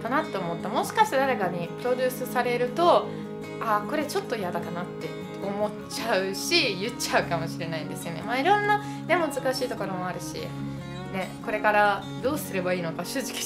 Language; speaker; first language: Japanese; non-native, fluent; Italian